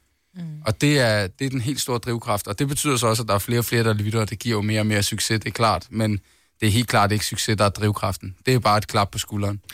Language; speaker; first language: Danish; native; Danish